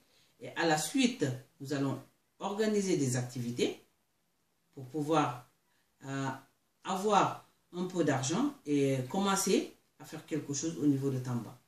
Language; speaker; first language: French; non-native, local second language; Mandingo